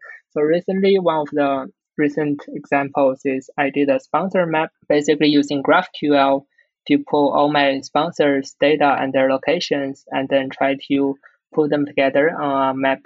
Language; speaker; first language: English; non-native, fluent; Chinese